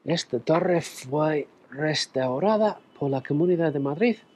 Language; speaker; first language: Spanish; non-native, fluent; English